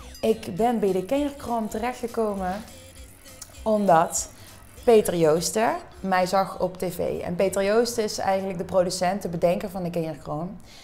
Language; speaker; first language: Dutch; native; Dutch